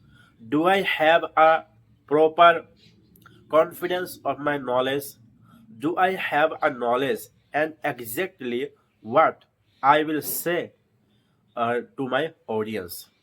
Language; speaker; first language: English; non-native, learner; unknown